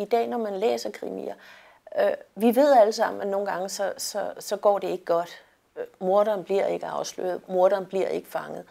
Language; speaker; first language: Danish; native; Danish